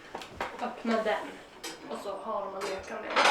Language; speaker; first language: Swedish; non-native, learner; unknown